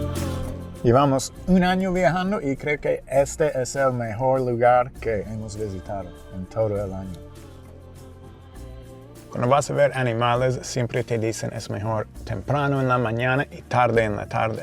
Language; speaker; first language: Spanish; non-native, fluent; English